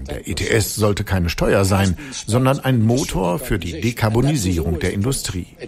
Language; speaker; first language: German; native; German